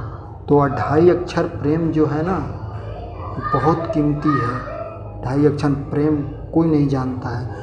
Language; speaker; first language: Hindi; native; Hindi